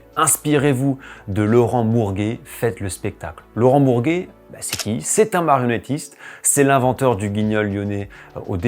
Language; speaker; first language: French; native; French